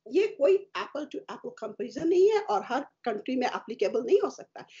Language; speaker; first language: Hindi; native; Hindi